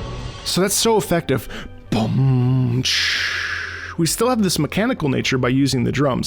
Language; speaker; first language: English; native; English